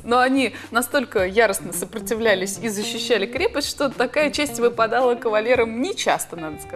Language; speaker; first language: Russian; native; Russian